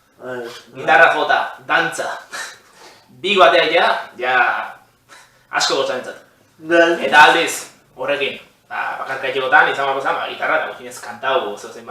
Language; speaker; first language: Basque; native; Basque